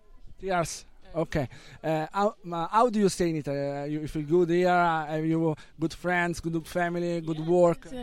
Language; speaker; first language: English; non-native, learner; Italian